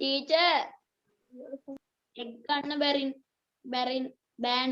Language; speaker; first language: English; non-native, learner; Sinhala